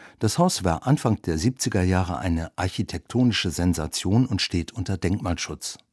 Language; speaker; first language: German; native; German